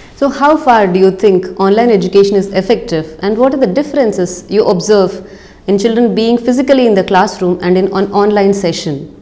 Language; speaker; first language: English; non-native, local second language; Kannada